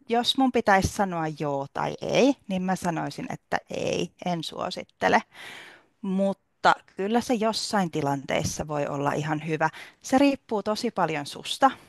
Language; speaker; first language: Finnish; native; Finnish